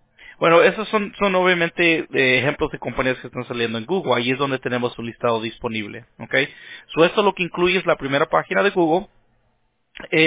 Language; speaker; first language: Spanish; early bilingual, heritage; Spanish